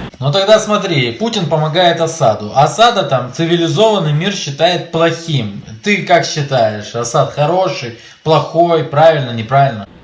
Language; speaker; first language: Russian; native; Russian